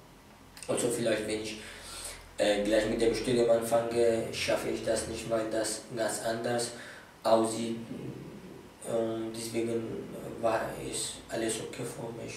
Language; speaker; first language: German; non-native, fluent; Arabic